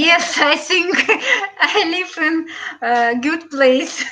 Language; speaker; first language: English; non-native, learner; Russian